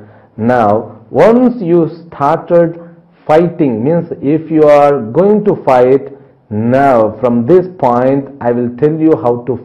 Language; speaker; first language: English; non-native, local second language; Telugu